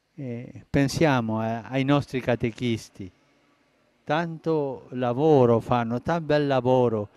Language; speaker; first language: Italian; early bilingual, heritage; Spanish